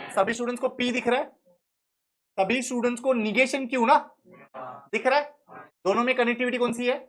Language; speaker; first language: Hindi; non-native, local second language; Marathi